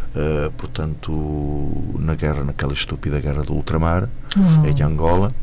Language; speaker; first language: Portuguese; native; Portuguese